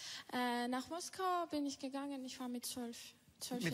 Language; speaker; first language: German; non-native, local second language; Georgian